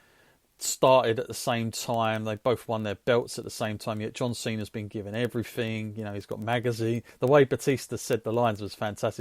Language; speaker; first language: English; native; English